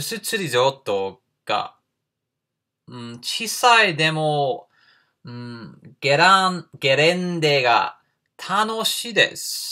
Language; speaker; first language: Japanese; non-native, learner; English